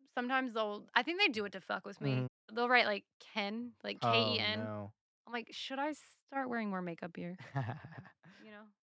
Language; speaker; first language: English; native; English